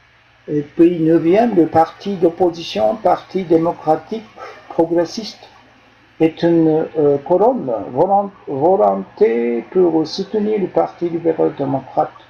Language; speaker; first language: French; non-native, fluent; Japanese